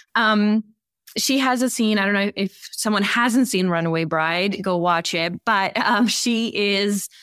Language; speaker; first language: English; early bilingual, other home language; Bosnian